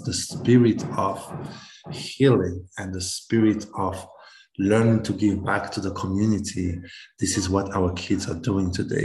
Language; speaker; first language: English; non-native, local second language; Kinyarwanda